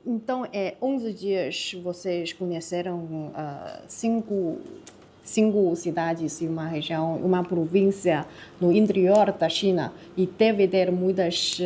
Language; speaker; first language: Portuguese; non-native, fluent; Chinese